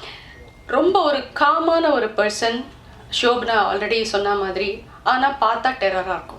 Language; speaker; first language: Tamil; native; Tamil